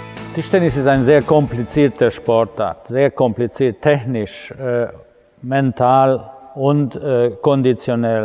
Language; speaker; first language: German; non-native, fluent; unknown